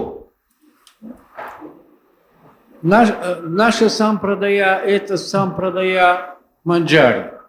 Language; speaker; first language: Russian; non-native, fluent; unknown